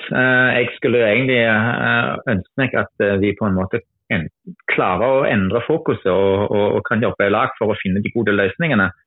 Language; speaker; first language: Norwegian; non-native, fluent; German